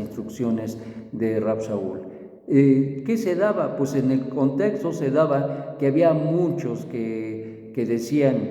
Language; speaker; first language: Spanish; native; Spanish